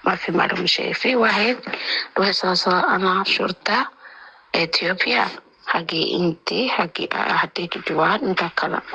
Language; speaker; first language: Arabic; non-native, learner; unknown